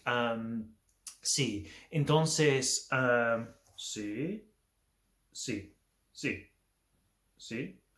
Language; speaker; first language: Spanish; non-native, learner; English